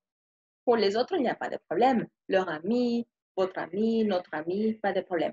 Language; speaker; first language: French; non-native, fluent; Spanish